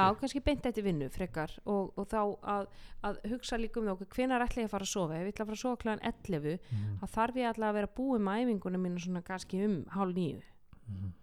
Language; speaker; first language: Icelandic; native; Icelandic